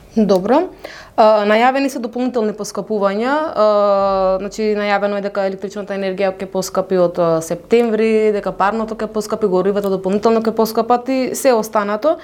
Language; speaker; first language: Macedonian; non-native, local second language; Albanian